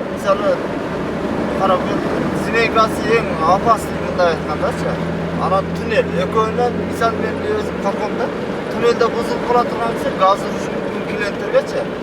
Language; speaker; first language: Kyrgyz; native; Kyrgyz